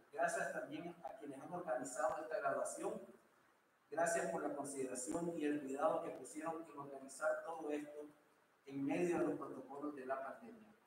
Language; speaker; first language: Spanish; native; Spanish